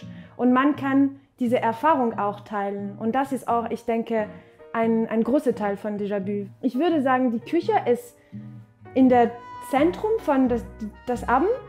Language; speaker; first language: German; non-native, fluent; French